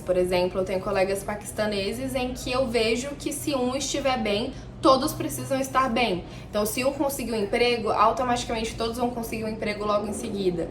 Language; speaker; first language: Portuguese; native; Portuguese